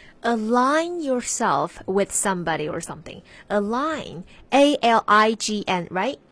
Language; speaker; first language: English; non-native, fluent; Chinese